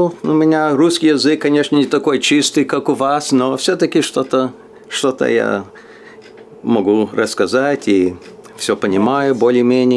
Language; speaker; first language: Russian; early bilingual, heritage; Russian